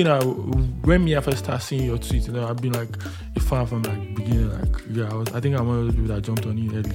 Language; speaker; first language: English; non-native, local second language; Yoruba